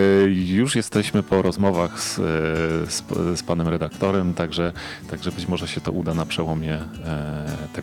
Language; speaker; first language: Polish; native; Polish